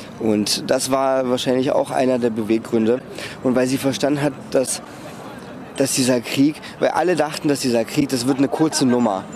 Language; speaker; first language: German; early bilingual, other home language; Russian